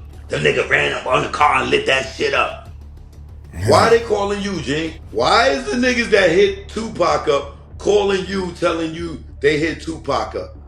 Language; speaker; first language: English; native; English